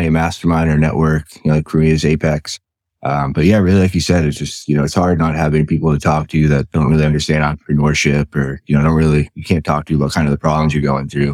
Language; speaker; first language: English; native; English